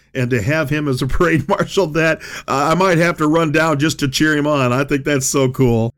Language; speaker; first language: English; native; English